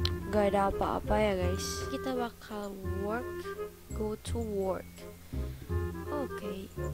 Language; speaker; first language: English; non-native, learner; Indonesian